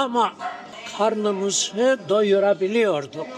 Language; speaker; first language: Turkish; non-native, local second language; Greek